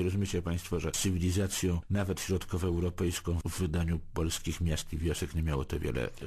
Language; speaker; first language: Polish; native; Polish